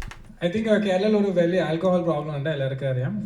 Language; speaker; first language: Malayalam; non-native, learner; English